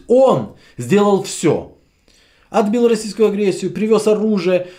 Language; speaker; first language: Russian; native; Russian